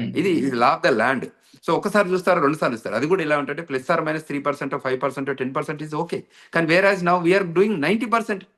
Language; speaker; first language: Telugu; native; Telugu